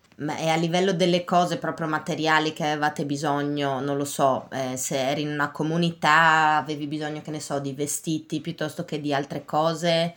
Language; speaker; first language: Italian; native; Italian